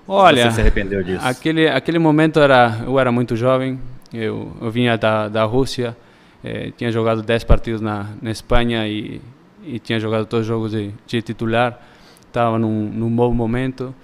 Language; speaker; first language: Portuguese; early bilingual, heritage; Spanish